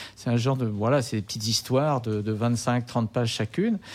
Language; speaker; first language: French; native; French